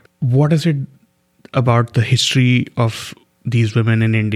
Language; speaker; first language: English; non-native, local second language; Hindi